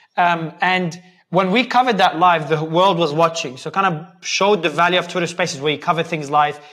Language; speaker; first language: English; native; English